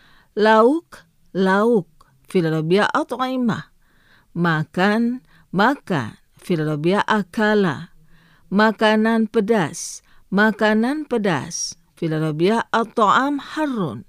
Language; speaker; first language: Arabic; non-native, fluent; Indonesian